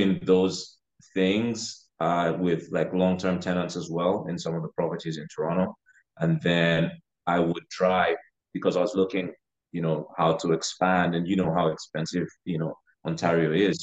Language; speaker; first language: English; non-native, local second language; Ganda